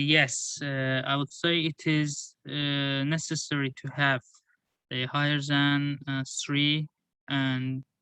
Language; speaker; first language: English; non-native, fluent; Azerbaijani